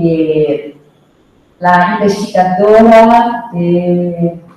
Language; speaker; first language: Spanish; non-native, fluent; Portuguese